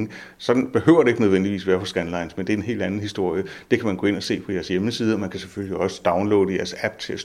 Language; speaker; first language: Danish; native; Danish